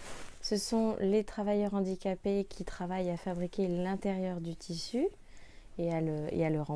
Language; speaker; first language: French; native; French